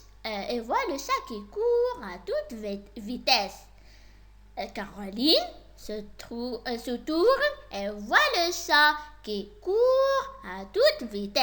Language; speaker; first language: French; non-native, local second language; Arabic